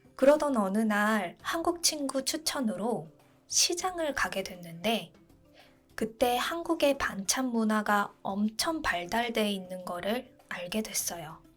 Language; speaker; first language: Korean; non-native, fluent; Japanese